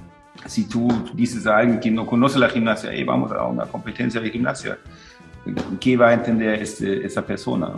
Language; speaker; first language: Spanish; non-native, fluent; German